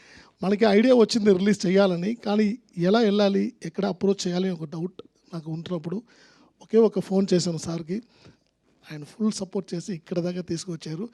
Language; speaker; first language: Telugu; non-native, local second language; Tamil